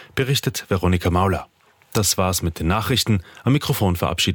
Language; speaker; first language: German; native; German